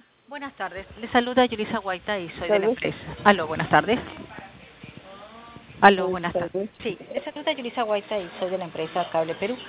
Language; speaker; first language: Spanish; native; Spanish